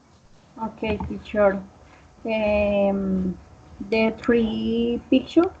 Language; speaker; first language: English; non-native, learner; Spanish